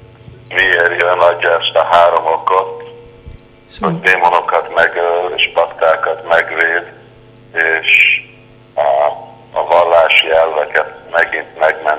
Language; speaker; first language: Hungarian; non-native, fluent; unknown